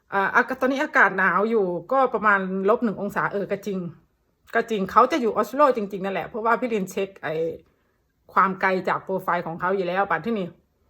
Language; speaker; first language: Thai; native; Thai